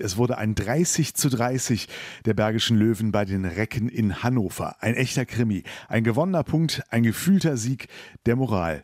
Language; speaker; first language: German; native; German